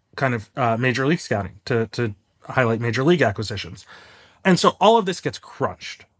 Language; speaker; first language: English; native; English